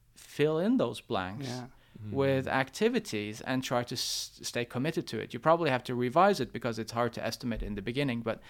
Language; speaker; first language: English; non-native, fluent; Norwegian